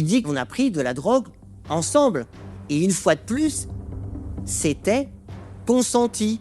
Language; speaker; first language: French; native; French